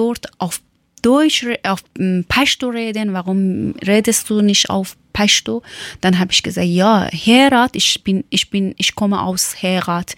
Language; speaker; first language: German; non-native, learner; Persian